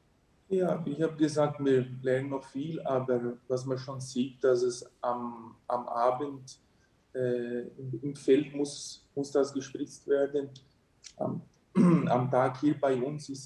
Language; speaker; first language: German; early bilingual, heritage; German